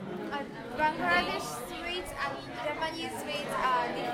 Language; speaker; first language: English; non-native, learner; Japanese